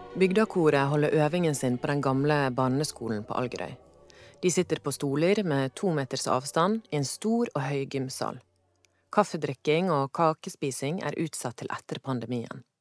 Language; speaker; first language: Norwegian; native; Norwegian